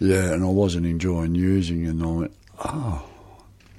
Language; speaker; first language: English; native; English